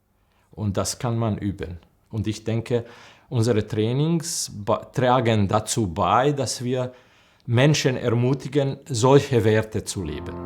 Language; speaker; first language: German; non-native, learner; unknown